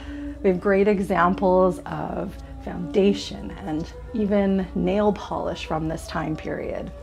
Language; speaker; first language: English; native; English